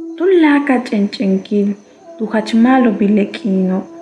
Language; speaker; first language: Spanish; native; Spanish